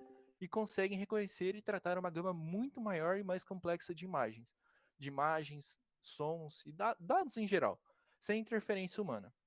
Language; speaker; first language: Portuguese; native; Portuguese